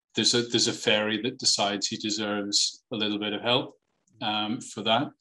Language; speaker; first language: English; native; English